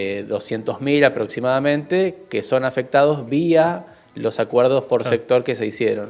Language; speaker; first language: Spanish; native; Spanish